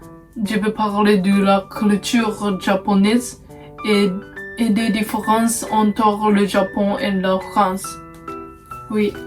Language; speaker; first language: French; non-native, learner; Japanese